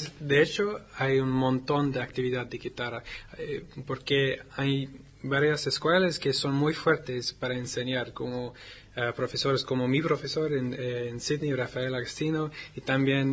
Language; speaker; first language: Spanish; non-native, learner; English